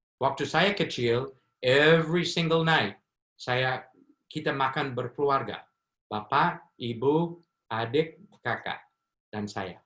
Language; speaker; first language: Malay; non-native, fluent; English